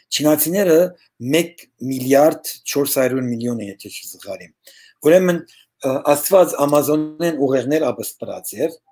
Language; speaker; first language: Armenian; early bilingual, heritage; Armenian